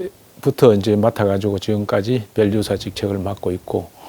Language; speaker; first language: Korean; native; Korean